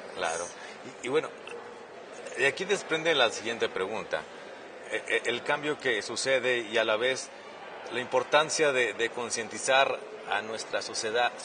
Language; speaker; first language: Spanish; native; Spanish